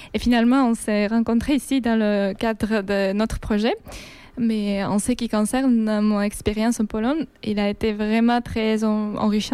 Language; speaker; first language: French; non-native, fluent; Georgian